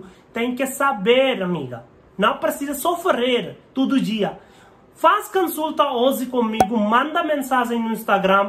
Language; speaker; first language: Portuguese; non-native, learner; Hindi